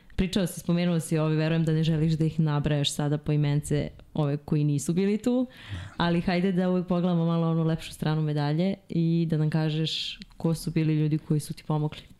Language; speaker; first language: Serbian; native; Serbian